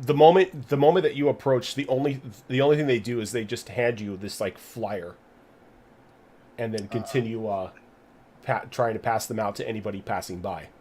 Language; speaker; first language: English; native; English